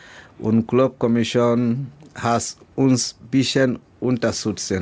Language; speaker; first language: German; non-native, learner; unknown